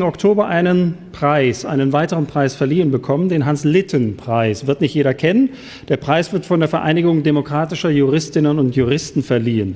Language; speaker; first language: German; native; German